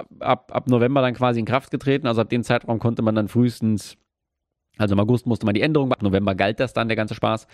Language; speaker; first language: German; native; German